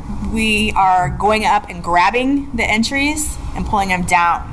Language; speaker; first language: English; native; English